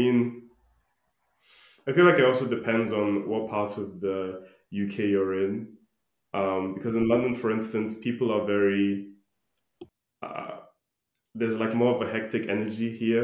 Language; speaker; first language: English; non-native, local second language; Akan